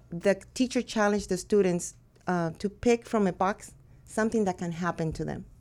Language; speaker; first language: English; early bilingual, other home language; Spanish